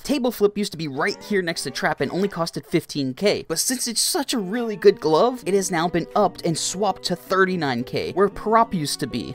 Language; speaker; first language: English; native; English